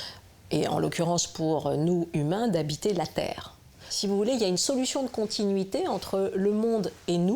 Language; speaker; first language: French; native; French